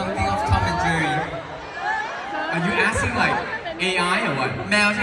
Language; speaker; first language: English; non-native, fluent; Thai